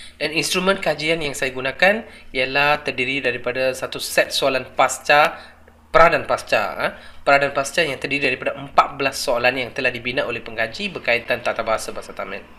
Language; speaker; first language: Malay; non-native, local second language; Tamil